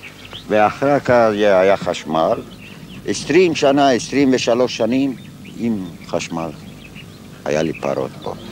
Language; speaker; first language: Hebrew; non-native, fluent; Ladino